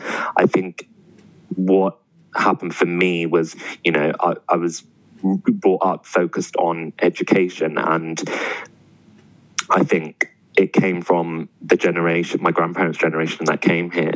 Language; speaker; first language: English; native; English